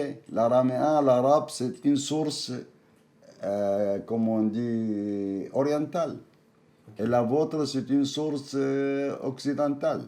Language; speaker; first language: French; non-native, fluent; Arabic